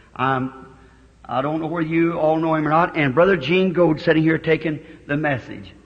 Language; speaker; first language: English; native; English